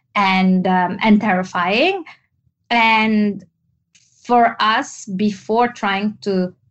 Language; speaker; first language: English; non-native, fluent; Arabic